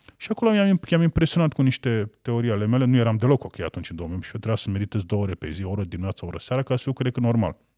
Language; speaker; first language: Romanian; native; Romanian